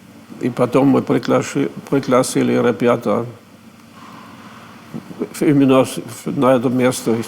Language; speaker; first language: Russian; non-native, fluent; German